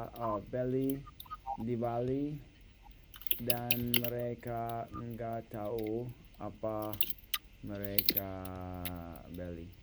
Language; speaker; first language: Indonesian; non-native, learner; English